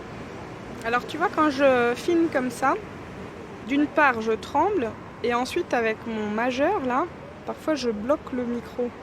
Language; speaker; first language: French; native; French